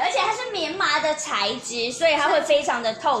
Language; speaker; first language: Chinese; native; Chinese